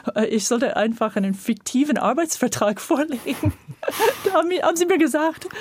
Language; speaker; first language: German; non-native, fluent; English